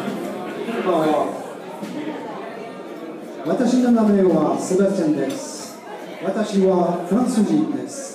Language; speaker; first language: Japanese; non-native, learner; French